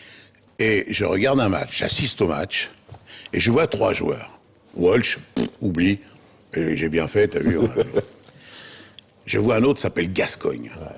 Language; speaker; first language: French; native; French